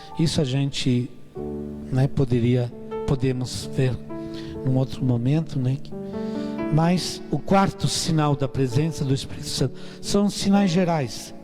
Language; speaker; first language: Portuguese; non-native, fluent; Italian